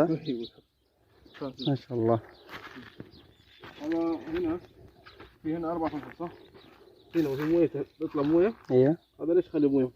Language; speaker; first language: Arabic; non-native, learner; Bangla